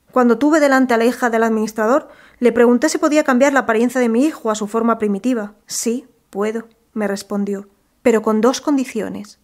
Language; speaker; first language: Spanish; native; Spanish